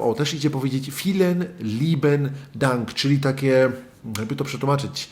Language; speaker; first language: Polish; early bilingual, other home language; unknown